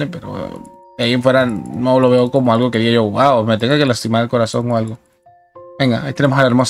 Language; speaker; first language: Spanish; native; Spanish